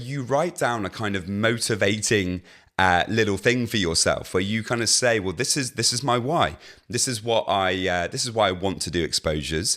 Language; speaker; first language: English; native; English